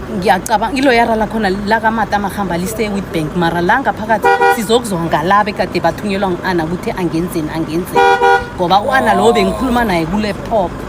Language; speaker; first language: Zulu; non-native, local second language; South Ndebele